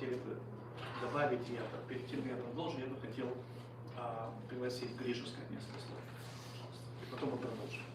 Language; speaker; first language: Russian; native; Russian